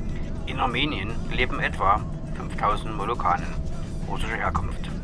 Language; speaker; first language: German; native; German